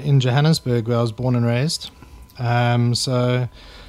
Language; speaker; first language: English; native; English